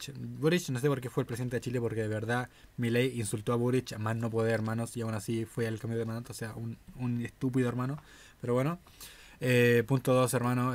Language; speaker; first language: Spanish; native; Spanish